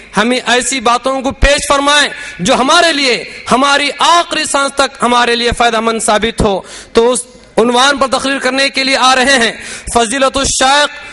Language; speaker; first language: Urdu; native; Urdu